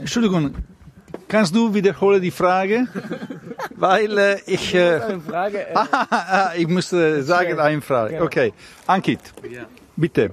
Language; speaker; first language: German; non-native, learner; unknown